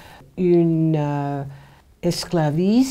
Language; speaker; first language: French; non-native, fluent; English